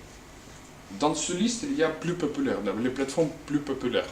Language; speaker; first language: French; non-native, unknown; Russian